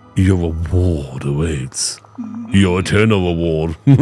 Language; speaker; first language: English; native; English